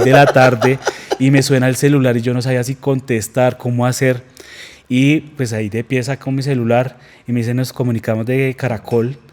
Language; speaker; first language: Spanish; native; Spanish